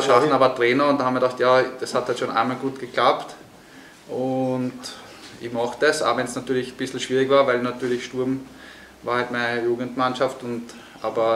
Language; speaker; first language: German; native; German